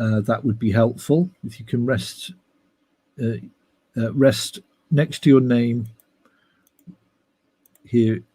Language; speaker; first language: English; native; English